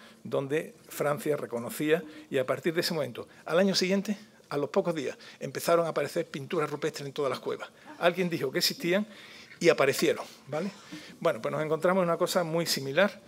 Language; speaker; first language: Spanish; native; Spanish